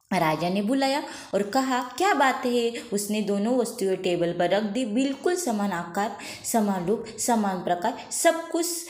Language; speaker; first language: Hindi; non-native, local second language; Marathi